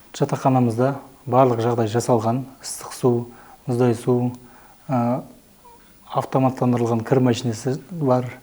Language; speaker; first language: Kazakh; native; Kazakh